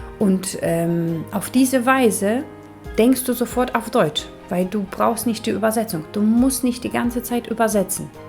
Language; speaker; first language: German; non-native, fluent; Polish